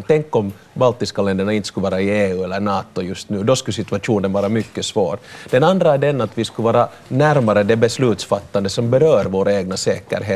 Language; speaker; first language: Swedish; native; Swedish